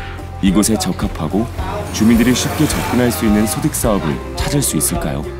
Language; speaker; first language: Korean; native; Korean